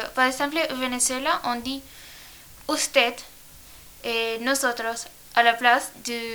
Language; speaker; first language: French; non-native, learner; Spanish